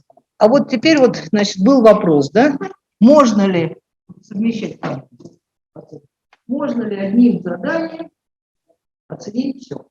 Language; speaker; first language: Russian; native; Russian